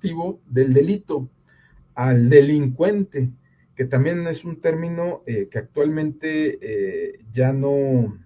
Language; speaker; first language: Spanish; native; Spanish